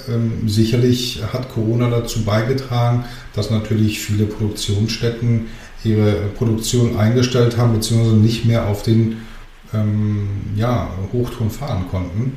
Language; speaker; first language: German; early bilingual, other home language; Greek